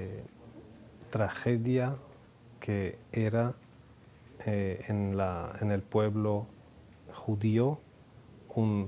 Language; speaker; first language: Spanish; non-native, fluent; Hebrew